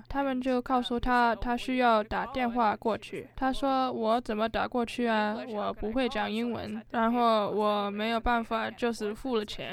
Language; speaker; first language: Chinese; early bilingual, heritage; Chinese